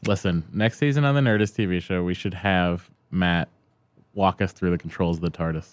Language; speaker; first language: English; native; English